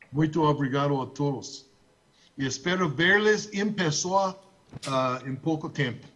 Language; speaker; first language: Portuguese; non-native, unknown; English